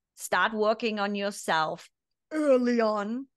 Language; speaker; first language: English; non-native, fluent; German